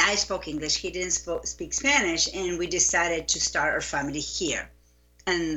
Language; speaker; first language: English; non-native, fluent; Spanish